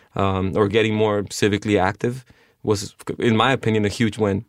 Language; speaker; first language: English; early bilingual, other home language; Spanish